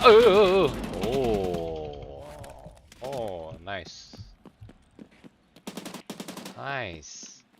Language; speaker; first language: Japanese; non-native, learner; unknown